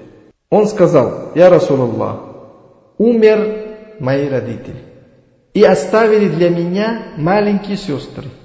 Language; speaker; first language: Russian; non-native, learner; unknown